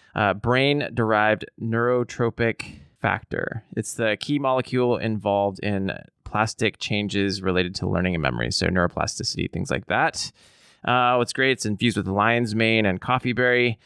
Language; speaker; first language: English; native; English